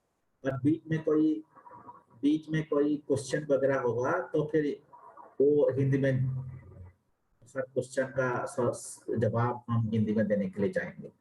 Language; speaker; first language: Hindi; non-native, local second language; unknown